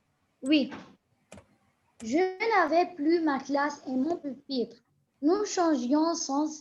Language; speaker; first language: French; non-native, learner; Arabic